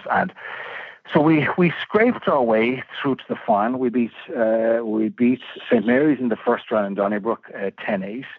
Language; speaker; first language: English; native; English